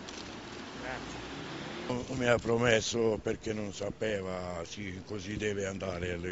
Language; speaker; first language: Italian; non-native, fluent; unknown